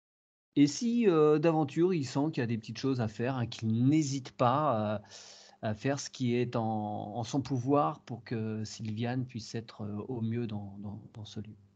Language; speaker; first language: French; native; French